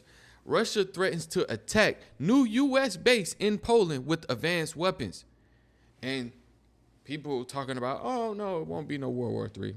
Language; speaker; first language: English; native; English